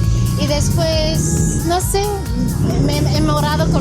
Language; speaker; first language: Spanish; non-native, learner; Chinese